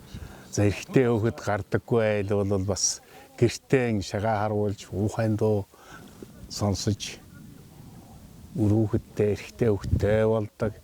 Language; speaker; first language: Mongolian; native; Mongolian